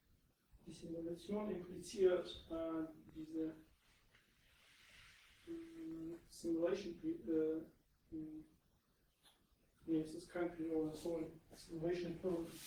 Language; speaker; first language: German; non-native, fluent; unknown